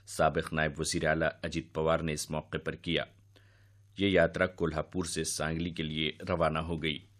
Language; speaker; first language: Urdu; native; Urdu